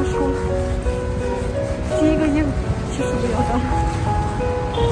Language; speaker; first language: Chinese; non-native, learner; Russian